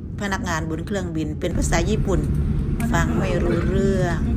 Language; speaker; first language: Thai; native; Thai